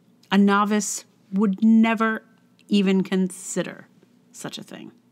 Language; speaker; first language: English; native; English